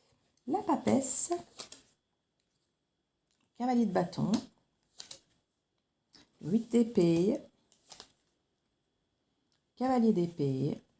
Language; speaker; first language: French; native; French